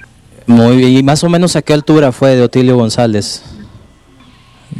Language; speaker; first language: Spanish; native; Spanish